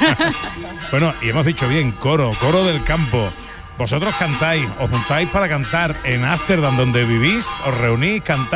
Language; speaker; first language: Spanish; native; Spanish